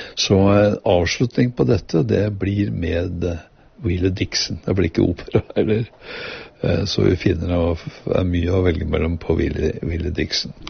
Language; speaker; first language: Norwegian; native; Norwegian